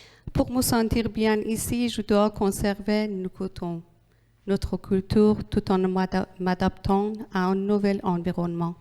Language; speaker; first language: French; non-native, learner; Persian